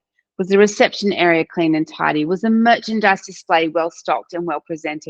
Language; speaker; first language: English; native; English